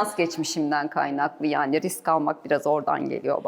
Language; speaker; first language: Turkish; native; Turkish